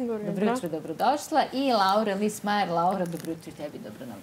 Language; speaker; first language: Serbian; native; Serbian